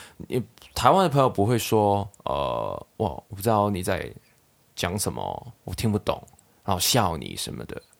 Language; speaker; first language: Chinese; non-native, local second language; Cantonese